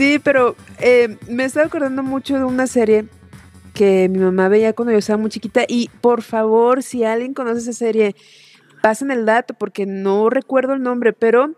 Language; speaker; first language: Spanish; native; Spanish